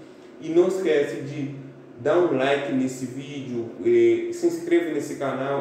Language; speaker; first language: Portuguese; non-native, fluent; Haitian Creole